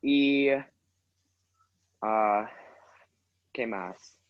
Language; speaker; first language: Spanish; non-native, learner; English